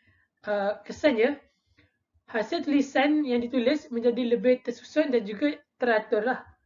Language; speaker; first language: Malay; native; Malay